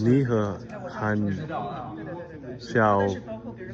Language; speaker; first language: Chinese; non-native, learner; English